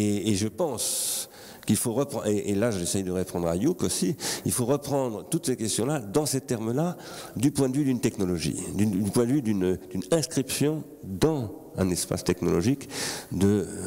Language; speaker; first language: French; native; French